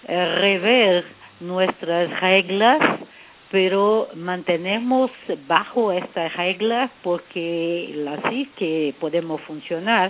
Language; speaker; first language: Spanish; non-native, fluent; Portuguese